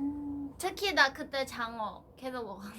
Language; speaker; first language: Korean; non-native, fluent; Thai